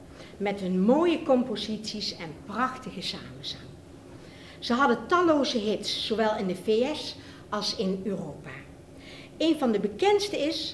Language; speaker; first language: Dutch; native; Dutch